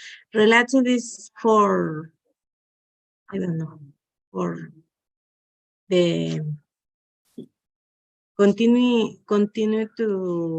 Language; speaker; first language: English; non-native, learner; Spanish